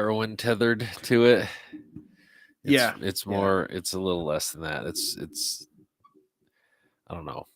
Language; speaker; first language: English; native; English